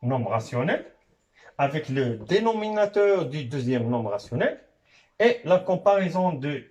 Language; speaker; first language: French; non-native, local second language; Arabic